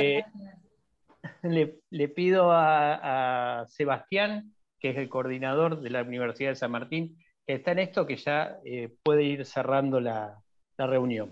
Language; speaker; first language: Spanish; native; Spanish